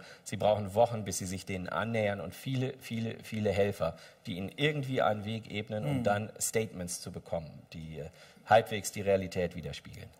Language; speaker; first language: German; native; German